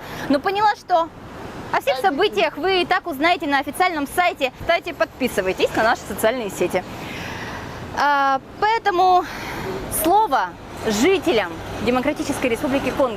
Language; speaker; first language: Russian; native; Russian